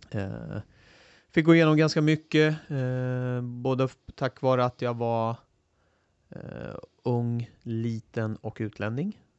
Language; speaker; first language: Swedish; early bilingual, other home language; Turoyo